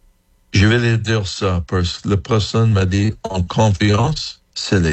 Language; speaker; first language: French; non-native, fluent; English